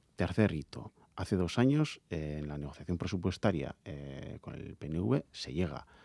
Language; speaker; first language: Spanish; native; Spanish